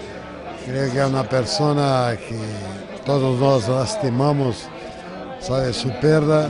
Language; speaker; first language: Spanish; non-native, fluent; Portuguese